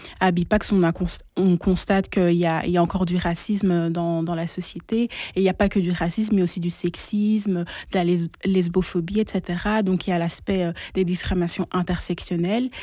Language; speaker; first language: French; native; French